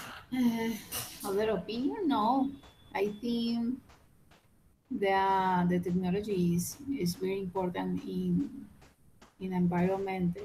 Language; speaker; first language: English; non-native, learner; Spanish